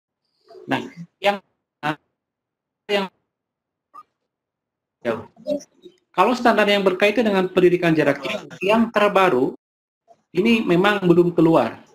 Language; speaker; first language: Indonesian; native; Indonesian